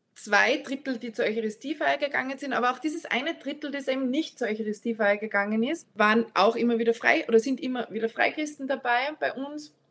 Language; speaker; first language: German; native; German